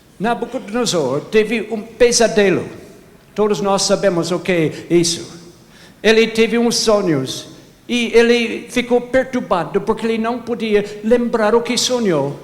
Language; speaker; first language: Portuguese; non-native, fluent; English